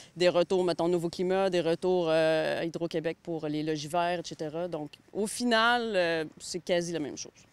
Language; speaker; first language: French; native; French